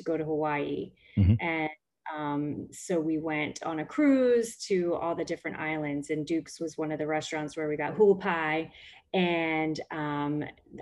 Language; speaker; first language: English; native; English